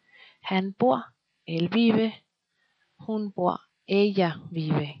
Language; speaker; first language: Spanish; non-native, fluent; Danish